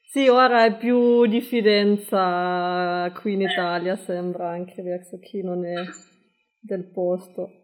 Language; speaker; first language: Italian; non-native, fluent; German